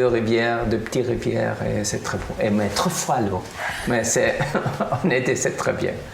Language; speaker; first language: French; non-native, fluent; German